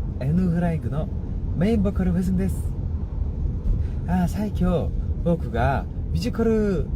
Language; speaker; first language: Japanese; non-native, learner; Korean